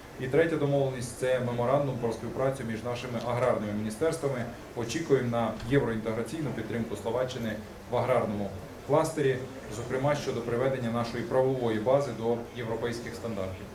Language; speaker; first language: Ukrainian; native; Ukrainian